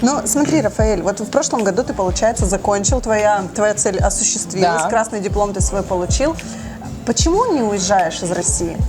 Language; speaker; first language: Russian; native; Russian